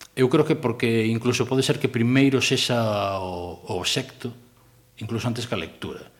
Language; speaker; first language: Galician; non-native, local second language; Spanish